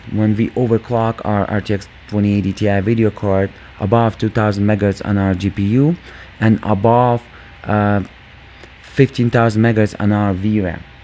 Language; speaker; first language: English; non-native, fluent; Russian